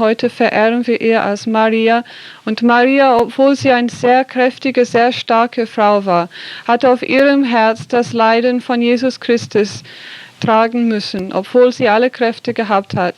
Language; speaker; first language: German; non-native, fluent; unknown